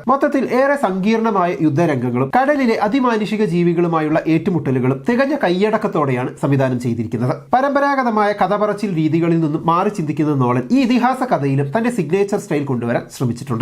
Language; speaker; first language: Malayalam; native; Malayalam